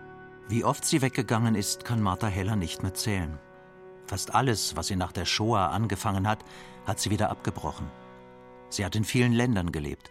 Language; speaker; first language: German; native; German